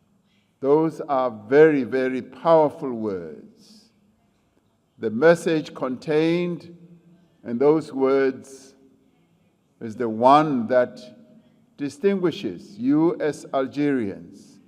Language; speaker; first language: English; non-native, local second language; Venda